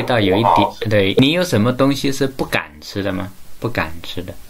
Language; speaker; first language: Chinese; native; Chinese